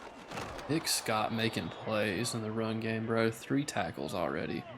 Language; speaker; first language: English; native; English